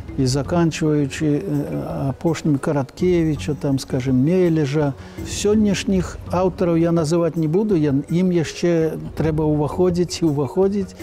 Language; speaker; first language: Belarusian; native; Belarusian